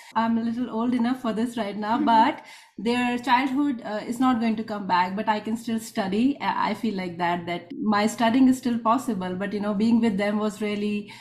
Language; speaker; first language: English; non-native, local second language; Hindi